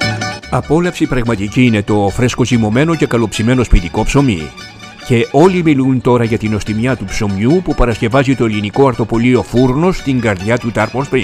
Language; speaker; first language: Greek; native; Greek